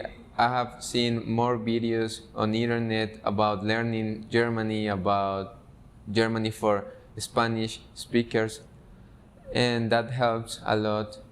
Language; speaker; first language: English; non-native, fluent; Spanish